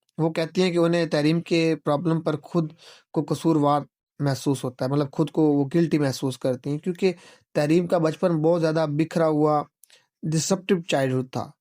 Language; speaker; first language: Urdu; non-native, local second language; Punjabi